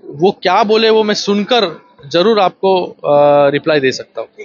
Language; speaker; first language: Hindi; non-native, local second language; Marathi